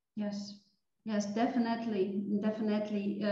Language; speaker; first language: English; non-native, fluent; Polish